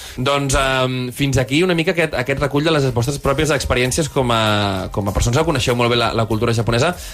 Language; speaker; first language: Catalan; native; Catalan